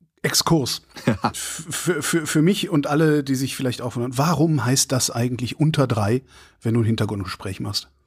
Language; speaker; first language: German; native; German